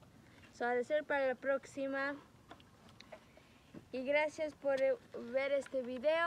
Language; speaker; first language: Spanish; early bilingual, heritage; Spanish